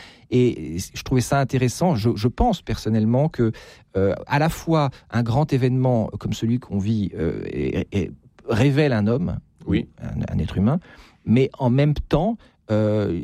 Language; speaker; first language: French; native; French